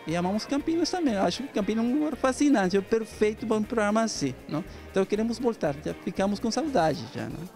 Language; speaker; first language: Portuguese; non-native, fluent; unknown